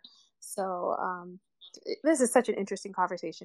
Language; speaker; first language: English; non-native, local second language; Ganda